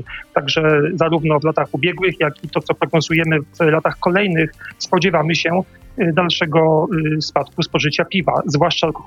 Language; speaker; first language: Polish; native; Polish